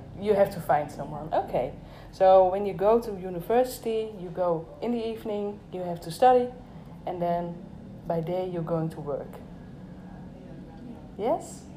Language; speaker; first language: English; non-native, fluent; Dutch